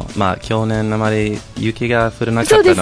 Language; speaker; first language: Japanese; non-native, fluent; English